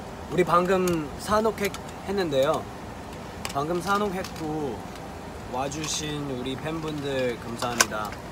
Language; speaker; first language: Korean; non-native, fluent; Cantonese